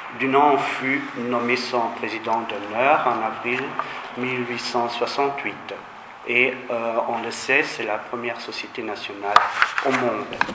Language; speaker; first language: French; non-native, fluent; German